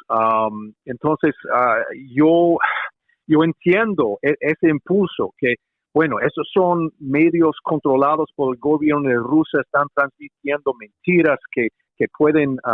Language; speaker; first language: Spanish; non-native, fluent; English